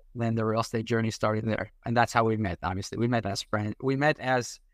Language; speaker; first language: English; non-native, fluent; Arabic